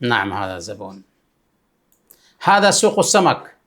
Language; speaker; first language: Arabic; non-native, fluent; Urdu